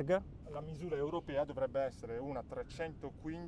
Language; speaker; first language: Italian; native; Italian